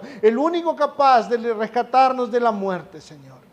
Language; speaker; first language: Spanish; native; Spanish